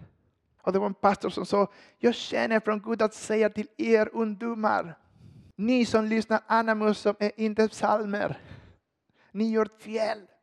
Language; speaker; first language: Swedish; non-native, fluent; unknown